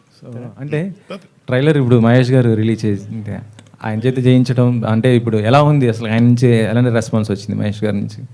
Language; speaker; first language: Telugu; native; Telugu